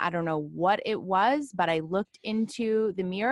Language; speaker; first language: English; native; English